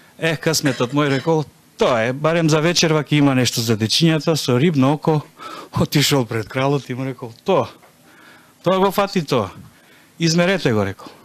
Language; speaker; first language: Macedonian; native; Macedonian